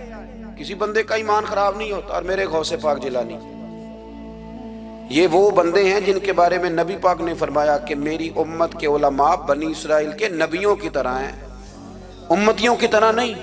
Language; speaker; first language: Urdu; non-native, local second language; Punjabi